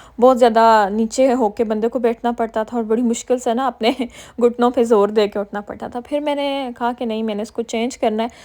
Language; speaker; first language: Urdu; native; Urdu